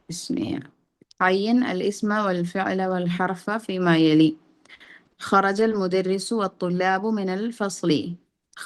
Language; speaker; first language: Arabic; non-native, fluent; Malayalam